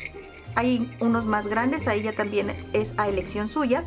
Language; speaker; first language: Spanish; native; Spanish